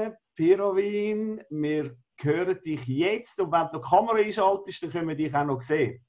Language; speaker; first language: German; native; German